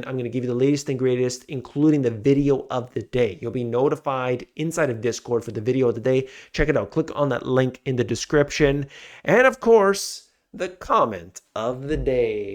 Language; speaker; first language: English; native; English